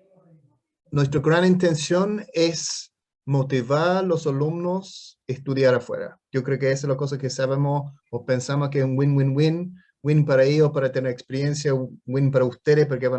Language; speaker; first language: Spanish; non-native, fluent; English